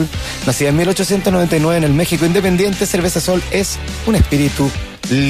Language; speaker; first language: Spanish; native; Spanish